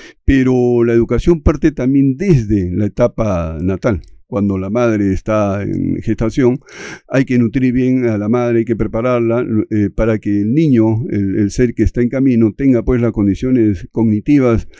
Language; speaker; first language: Spanish; native; Spanish